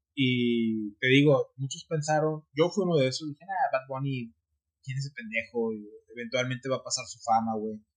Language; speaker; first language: Spanish; early bilingual, heritage; Spanish